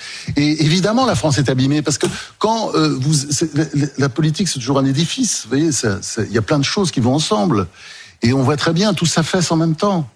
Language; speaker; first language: French; native; French